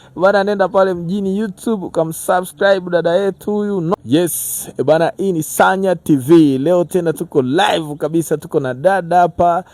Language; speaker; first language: Swahili; native; Swahili